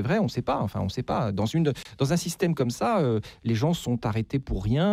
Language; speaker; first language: French; native; French